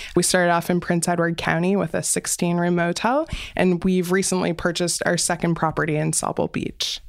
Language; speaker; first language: English; native; English